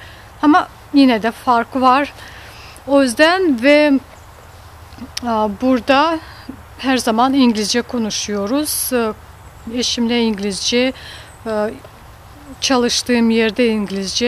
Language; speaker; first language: Turkish; early bilingual, heritage; Russian